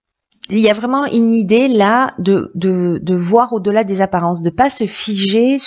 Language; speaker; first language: French; native; French